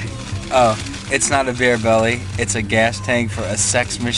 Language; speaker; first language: English; native; English